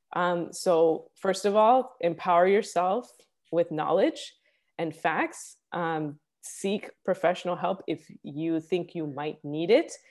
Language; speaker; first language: English; native; English